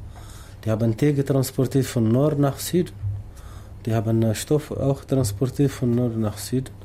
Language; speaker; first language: German; non-native, learner; Tamasheq